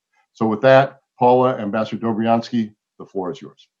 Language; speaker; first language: English; native; English